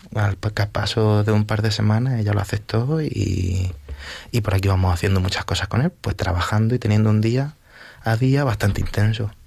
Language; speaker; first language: Spanish; native; Spanish